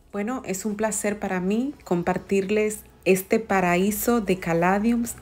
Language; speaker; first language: Spanish; native; Spanish